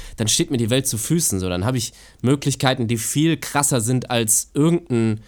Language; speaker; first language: German; native; German